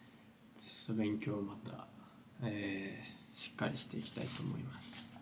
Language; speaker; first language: Japanese; native; Japanese